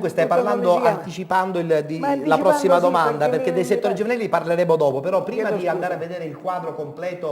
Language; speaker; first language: Italian; native; Italian